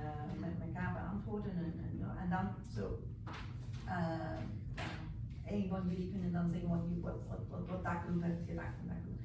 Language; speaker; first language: Dutch; non-native, fluent; English